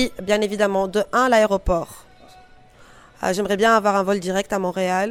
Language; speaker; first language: French; non-native, local second language; Arabic